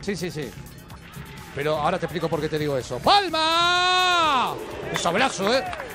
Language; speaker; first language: Spanish; native; Spanish